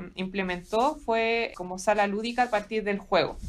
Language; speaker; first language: Spanish; native; Spanish